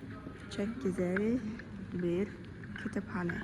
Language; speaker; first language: Turkish; non-native, learner; Kazakh